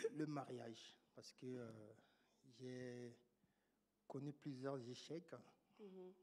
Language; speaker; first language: French; native; French